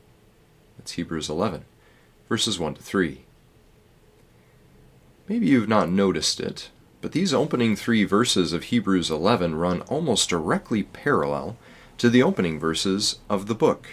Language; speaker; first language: English; native; English